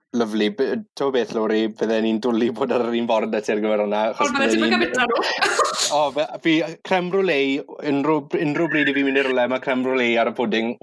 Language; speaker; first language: Welsh; native; Welsh